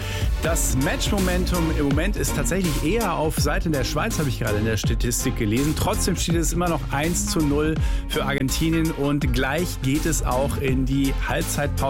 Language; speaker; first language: German; native; German